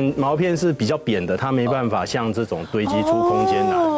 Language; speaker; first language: Chinese; native; Chinese